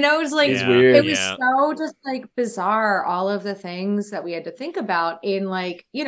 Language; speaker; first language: English; native; English